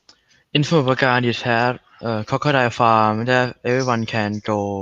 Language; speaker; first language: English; non-native, learner; Thai